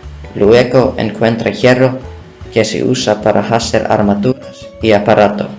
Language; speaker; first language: Spanish; non-native, learner; Icelandic